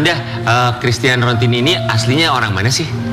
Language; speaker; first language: Indonesian; native; Indonesian